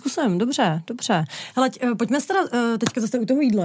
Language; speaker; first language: Czech; native; Czech